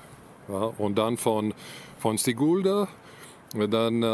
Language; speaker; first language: German; non-native, learner; Latvian